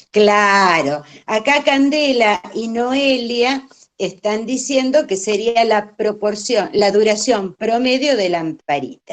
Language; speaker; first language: Spanish; native; Spanish